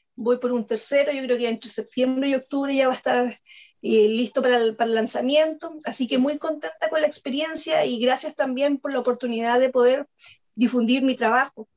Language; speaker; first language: Spanish; native; Spanish